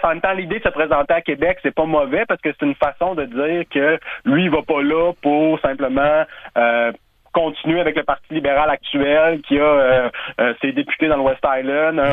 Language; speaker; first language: French; native; French